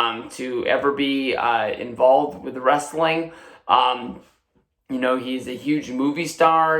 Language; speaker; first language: English; native; English